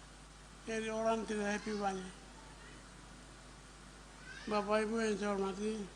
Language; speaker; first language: Indonesian; non-native, local second language; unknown